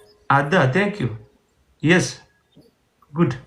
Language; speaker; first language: English; non-native, learner; Oromo